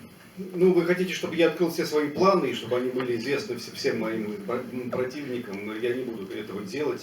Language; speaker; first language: Russian; native; Russian